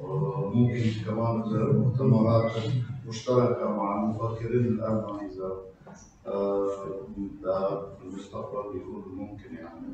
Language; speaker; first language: Arabic; non-native, fluent; Armenian